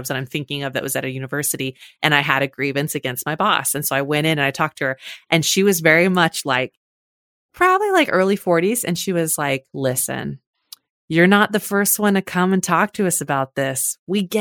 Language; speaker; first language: English; native; English